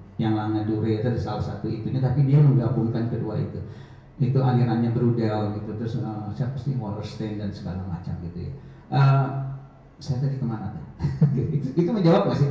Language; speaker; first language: Indonesian; native; Indonesian